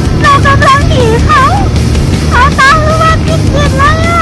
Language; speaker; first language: Thai; native; Thai